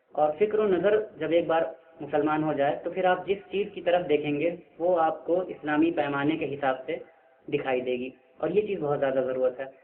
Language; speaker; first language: Urdu; native; Urdu